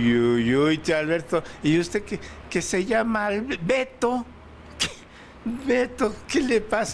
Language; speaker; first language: Spanish; native; Spanish